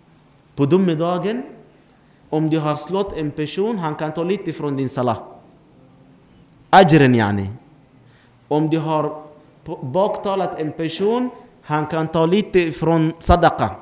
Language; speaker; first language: Swedish; non-native, fluent; Arabic